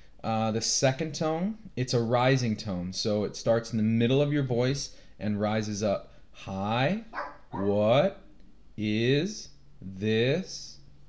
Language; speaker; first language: English; native; English